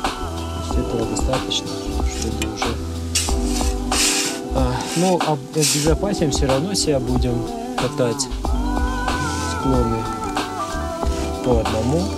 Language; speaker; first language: Russian; native; Russian